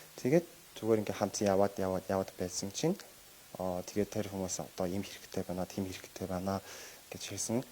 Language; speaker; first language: Mongolian; non-native, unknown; Korean